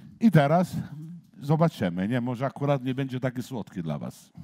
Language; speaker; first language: Polish; non-native, learner; Italian